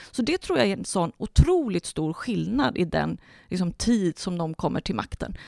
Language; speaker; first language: Swedish; early bilingual, other home language; Spanish